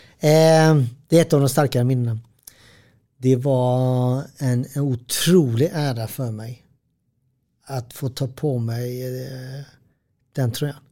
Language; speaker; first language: Swedish; early bilingual, other home language; Serbian